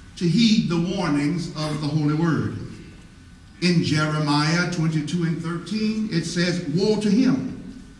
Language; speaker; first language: English; native; English